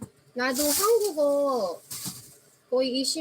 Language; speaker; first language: Korean; non-native, fluent; Filipino